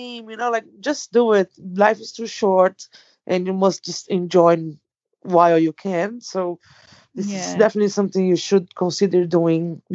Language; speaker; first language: English; non-native, fluent; Portuguese